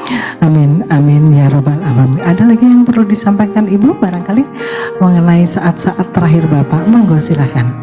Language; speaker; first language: Indonesian; native; Indonesian